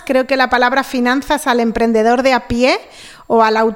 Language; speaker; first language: Spanish; native; Spanish